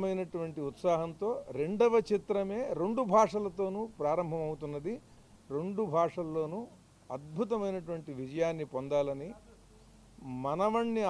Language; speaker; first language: Telugu; native; Telugu